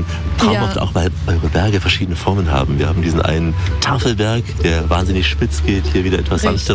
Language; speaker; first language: German; native; German